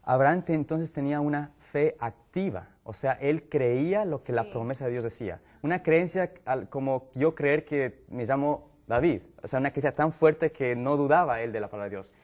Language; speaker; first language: Spanish; native; Spanish